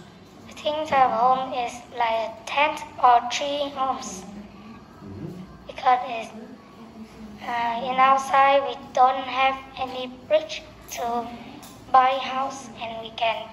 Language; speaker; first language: English; non-native, learner; Vietnamese